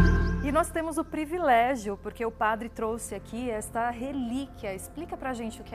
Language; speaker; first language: Portuguese; native; Portuguese